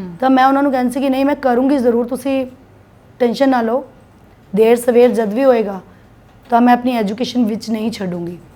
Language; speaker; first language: Punjabi; non-native, local second language; Hindi